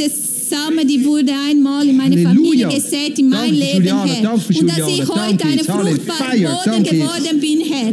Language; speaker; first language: German; non-native, fluent; Portuguese